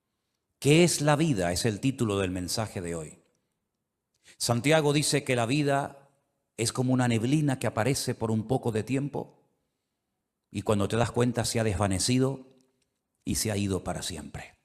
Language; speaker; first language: Spanish; native; Spanish